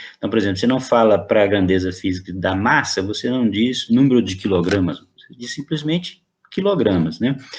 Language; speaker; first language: Portuguese; native; Portuguese